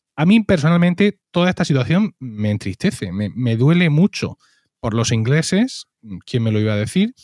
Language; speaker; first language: Spanish; native; Spanish